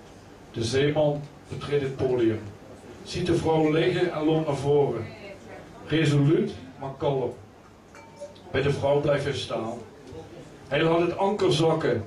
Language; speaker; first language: Dutch; native; Dutch